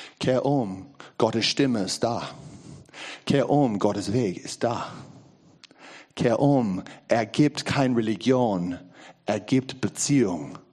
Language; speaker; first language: German; non-native, learner; English